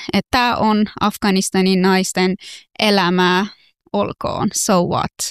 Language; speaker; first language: Finnish; non-native, fluent; Persian